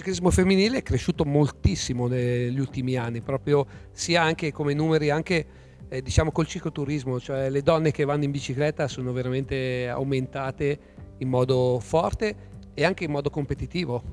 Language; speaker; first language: Italian; native; Italian